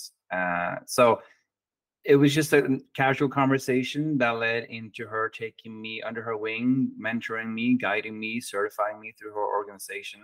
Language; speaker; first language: English; non-native, fluent; Norwegian